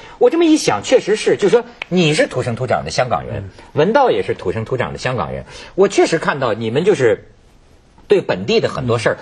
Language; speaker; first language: Chinese; native; Chinese